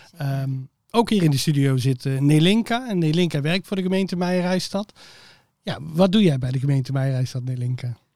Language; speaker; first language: Dutch; native; Dutch